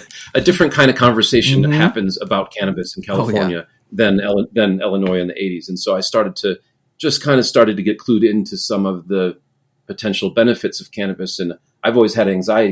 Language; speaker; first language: English; native; English